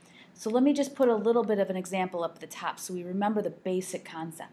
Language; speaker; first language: English; native; English